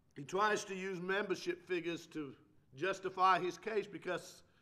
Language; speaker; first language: English; native; English